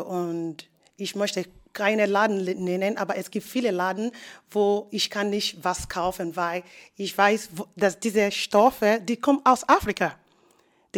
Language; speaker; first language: German; non-native, learner; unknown